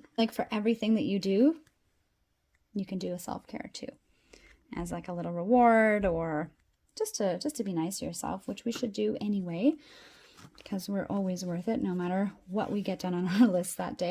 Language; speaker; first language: English; native; English